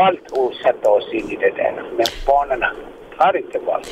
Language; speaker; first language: Swedish; non-native, fluent; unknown